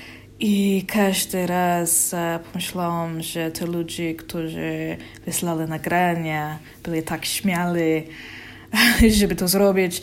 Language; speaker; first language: Polish; non-native, learner; English